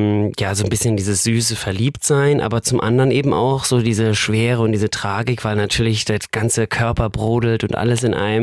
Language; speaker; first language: German; native; German